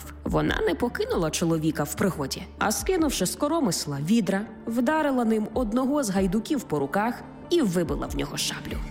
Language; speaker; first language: Ukrainian; native; Ukrainian